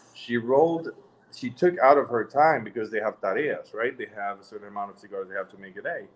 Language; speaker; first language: English; non-native, fluent; French